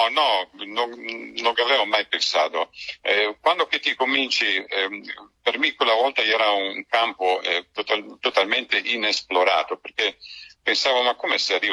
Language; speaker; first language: Italian; non-native, fluent; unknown